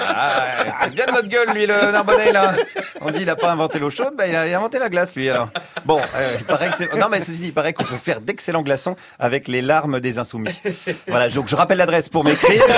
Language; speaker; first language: French; native; French